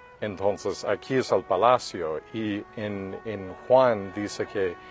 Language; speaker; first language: Spanish; non-native, fluent; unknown